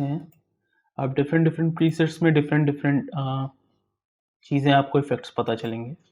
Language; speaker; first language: Hindi; native; Hindi